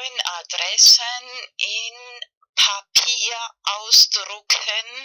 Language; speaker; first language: German; non-native, fluent; Spanish